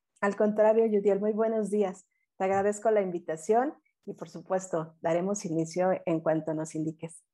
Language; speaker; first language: Spanish; native; Spanish